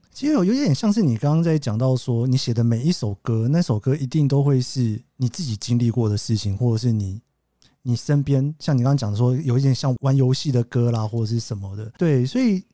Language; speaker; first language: Chinese; native; Chinese